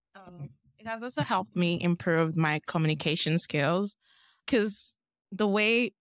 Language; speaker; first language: English; non-native, local second language; Yoruba